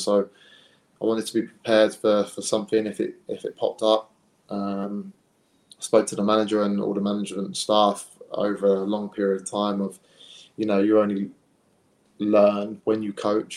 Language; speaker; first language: English; native; English